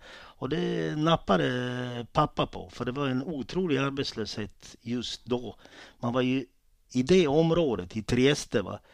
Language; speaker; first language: Swedish; early bilingual, other home language; Italian